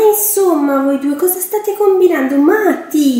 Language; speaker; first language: Italian; native; Italian